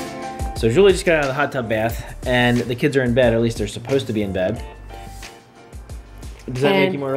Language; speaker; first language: English; native; English